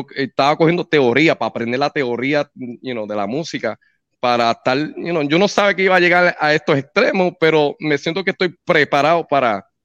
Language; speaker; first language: Spanish; native; Spanish